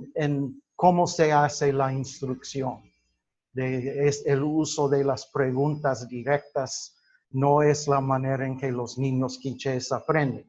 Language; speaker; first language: Spanish; non-native, fluent; English